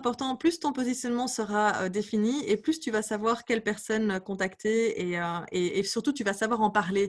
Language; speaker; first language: French; native; French